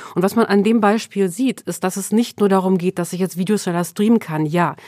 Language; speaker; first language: German; early bilingual, other home language; Swedish